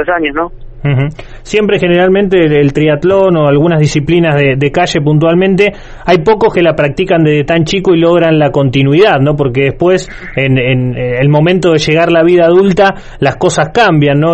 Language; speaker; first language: Spanish; native; Spanish